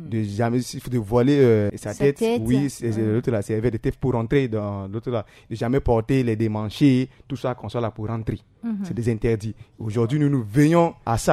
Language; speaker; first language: French; non-native, local second language; Sango